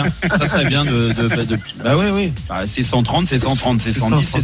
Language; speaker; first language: French; native; French